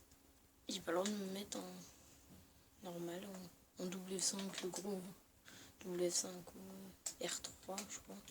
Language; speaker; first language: French; native; French